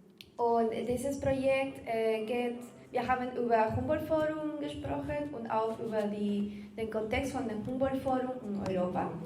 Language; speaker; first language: German; non-native, learner; Spanish